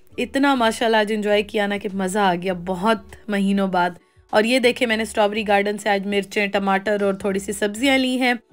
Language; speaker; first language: Urdu; native; Urdu